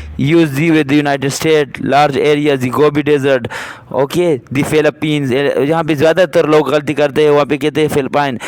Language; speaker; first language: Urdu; non-native, local second language; Pashto